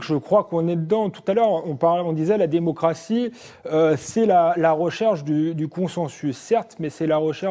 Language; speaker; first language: French; native; French